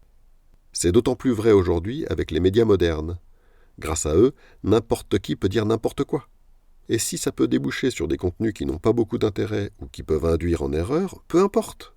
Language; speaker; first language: French; native; French